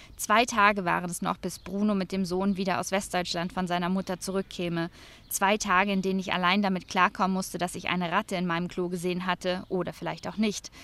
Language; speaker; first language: German; native; German